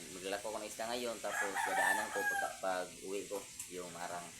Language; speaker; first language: Filipino; non-native, local second language; Cebuano